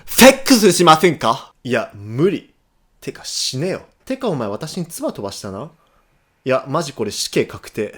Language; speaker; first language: Japanese; native; Japanese